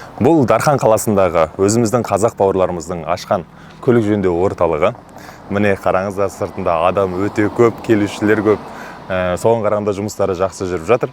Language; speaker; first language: Kazakh; native; Kazakh